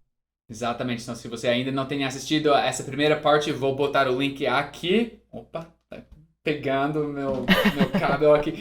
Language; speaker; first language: Portuguese; non-native, fluent; English